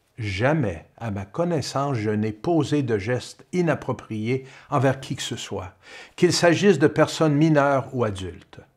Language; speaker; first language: French; native; French